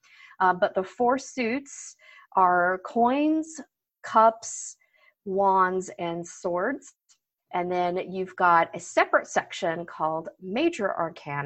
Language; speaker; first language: English; native; English